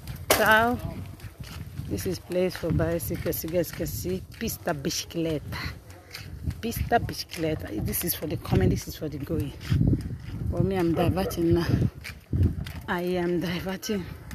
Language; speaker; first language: English; non-native, local second language; Igbo